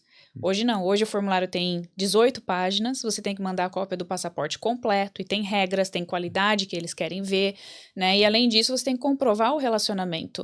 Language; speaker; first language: Portuguese; native; Portuguese